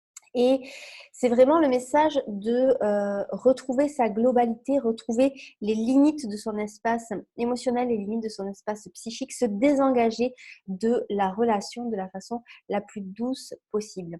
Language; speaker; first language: French; native; French